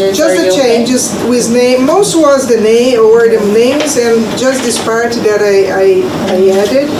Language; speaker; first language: English; non-native, fluent; Portuguese